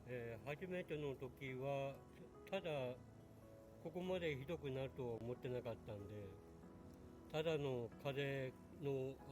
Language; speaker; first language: Japanese; native; Japanese